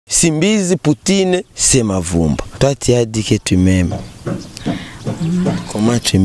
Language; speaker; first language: French; non-native, local second language; Rundi